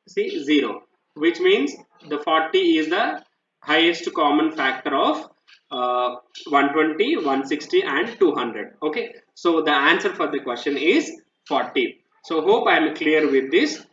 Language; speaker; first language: English; non-native, local second language; Telugu